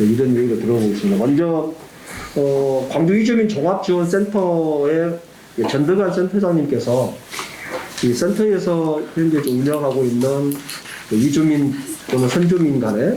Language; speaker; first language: Korean; native; Korean